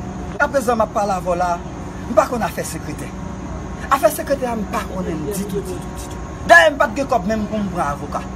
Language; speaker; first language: French; non-native, learner; Haitian Creole